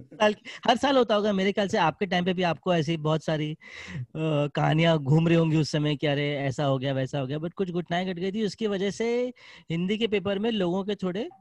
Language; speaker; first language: Hindi; native; Hindi